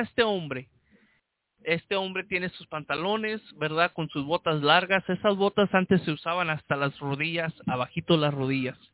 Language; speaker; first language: Spanish; early bilingual, heritage; Spanish